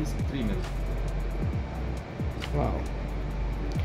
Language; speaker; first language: English; non-native, learner; Arabic